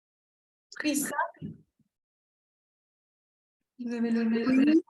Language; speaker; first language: French; native; French